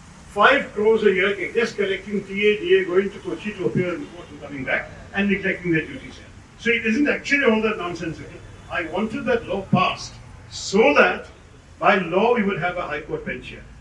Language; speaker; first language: English; non-native, local second language; Malayalam